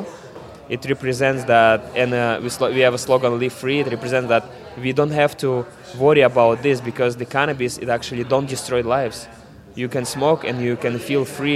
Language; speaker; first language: English; non-native, fluent; Russian